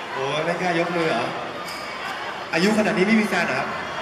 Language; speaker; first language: Thai; native; Thai